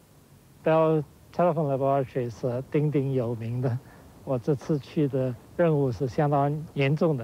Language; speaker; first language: Chinese; non-native, local second language; Wu Chinese